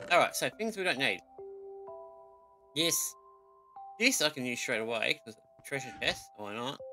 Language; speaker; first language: English; native; English